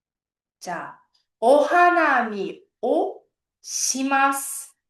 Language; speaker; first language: Japanese; non-native, learner; Uzbek